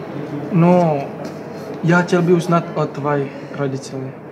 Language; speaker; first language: Russian; non-native, learner; Indonesian